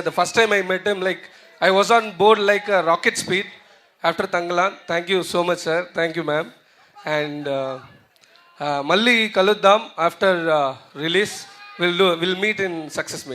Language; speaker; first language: Telugu; non-native, learner; Tamil